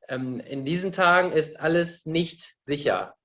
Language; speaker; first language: German; non-native, fluent; Indonesian